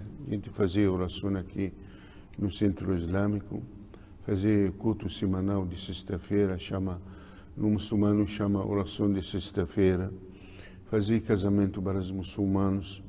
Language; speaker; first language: Portuguese; non-native, learner; Arabic